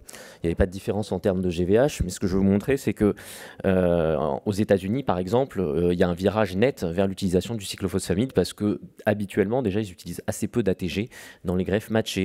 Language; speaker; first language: French; native; French